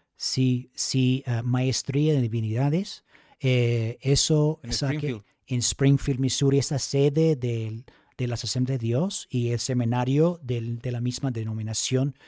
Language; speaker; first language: Spanish; non-native, fluent; English